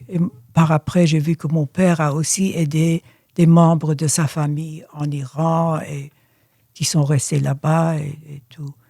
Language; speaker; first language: French; early bilingual, other home language; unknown